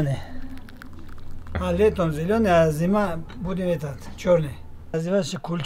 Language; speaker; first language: Russian; non-native, local second language; Tajik